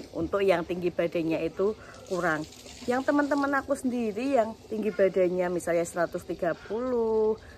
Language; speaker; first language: Indonesian; native; Indonesian